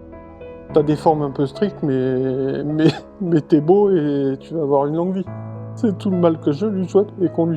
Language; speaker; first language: French; native; French